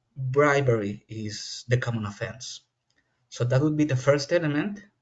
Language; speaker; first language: English; non-native, fluent; Spanish